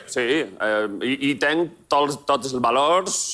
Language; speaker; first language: Catalan; non-native, local second language; Spanish